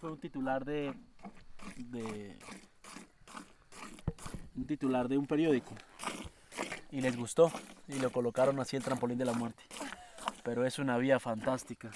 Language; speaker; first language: Spanish; native; Spanish